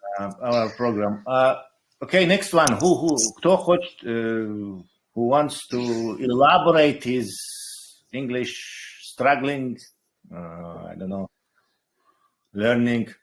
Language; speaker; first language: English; non-native, fluent; Chechen